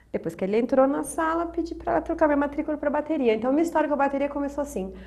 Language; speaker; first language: Portuguese; native; Portuguese